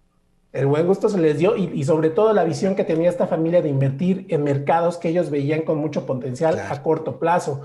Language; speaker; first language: Spanish; native; Spanish